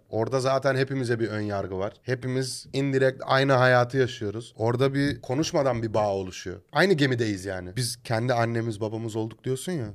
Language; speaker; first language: Turkish; early bilingual, heritage; Turkish